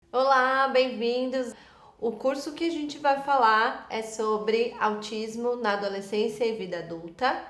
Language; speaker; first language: Portuguese; native; Portuguese